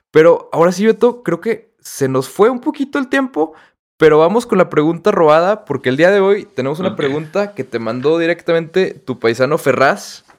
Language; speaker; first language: Spanish; native; Spanish